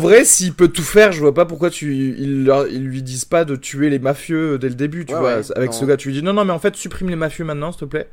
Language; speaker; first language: French; native; French